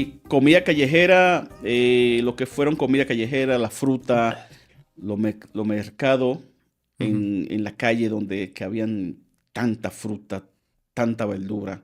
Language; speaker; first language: Spanish; native; Spanish